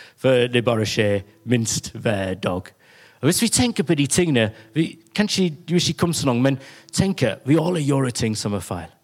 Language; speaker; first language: Norwegian; non-native, fluent; English